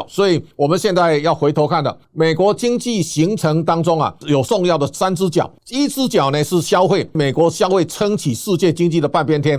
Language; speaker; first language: Chinese; native; Chinese